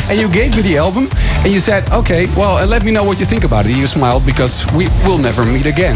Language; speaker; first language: English; non-native, fluent; Dutch